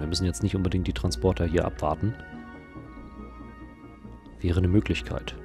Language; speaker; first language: German; native; German